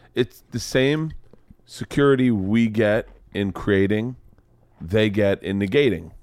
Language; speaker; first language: English; native; English